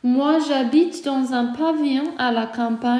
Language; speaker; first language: French; non-native, fluent; English